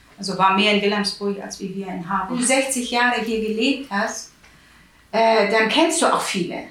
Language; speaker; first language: German; early bilingual, other home language; Italian